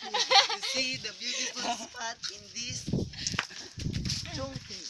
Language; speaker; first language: English; non-native, learner; Cebuano